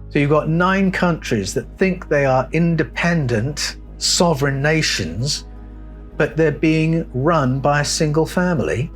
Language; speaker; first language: English; native; English